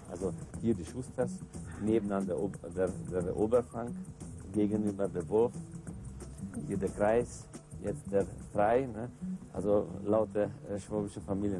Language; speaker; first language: German; non-native, local second language; Hungarian